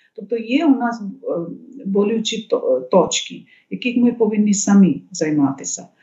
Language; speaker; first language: Ukrainian; non-native, fluent; Bangla